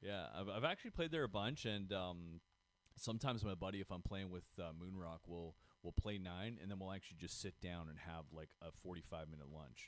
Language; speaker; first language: English; native; English